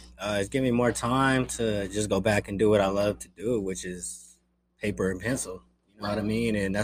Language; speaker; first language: English; early bilingual, other home language; Spanish